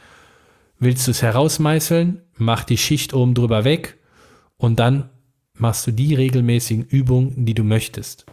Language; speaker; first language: German; native; German